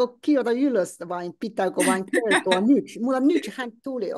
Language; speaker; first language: Finnish; non-native, learner; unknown